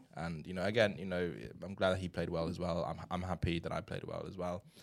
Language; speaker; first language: English; non-native, fluent; Chinese